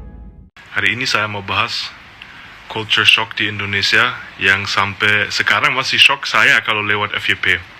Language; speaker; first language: Indonesian; non-native, fluent; German